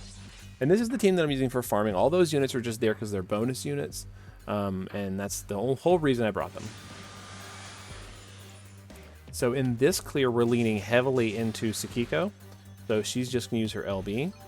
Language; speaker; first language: English; native; English